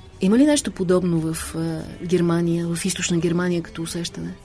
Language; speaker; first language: Bulgarian; native; Bulgarian